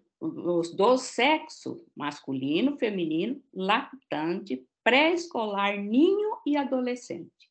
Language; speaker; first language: Spanish; non-native, fluent; Portuguese